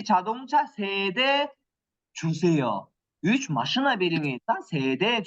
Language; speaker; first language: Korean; non-native, fluent; Kyrgyz